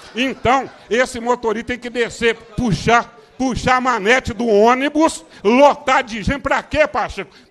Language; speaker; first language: Portuguese; native; Portuguese